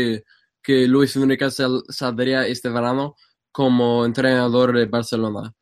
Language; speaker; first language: Spanish; non-native, fluent; English